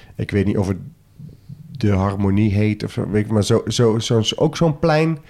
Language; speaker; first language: Dutch; native; Dutch